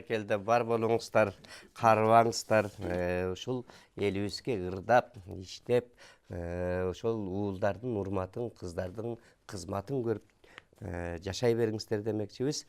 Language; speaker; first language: Kyrgyz; native; Kyrgyz